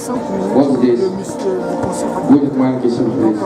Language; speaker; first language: Russian; native; Russian